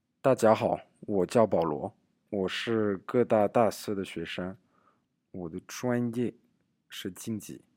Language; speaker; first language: Chinese; non-native, learner; English